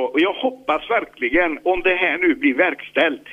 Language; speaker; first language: Swedish; native; Swedish